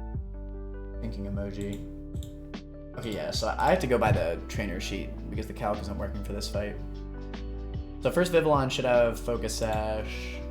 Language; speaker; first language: English; native; English